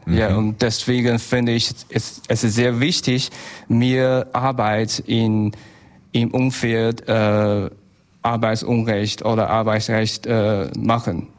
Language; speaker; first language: German; non-native, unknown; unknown